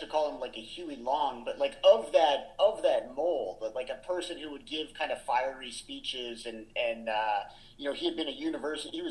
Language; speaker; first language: English; native; English